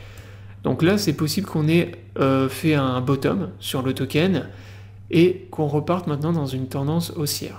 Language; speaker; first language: French; native; French